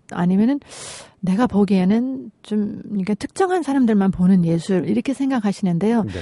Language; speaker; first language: Korean; native; Korean